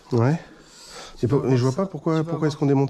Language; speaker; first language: French; native; French